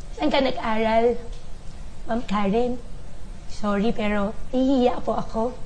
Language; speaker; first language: Filipino; non-native, local second language; Chinese